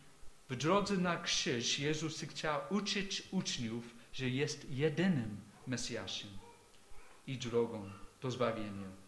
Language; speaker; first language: Polish; non-native, fluent; English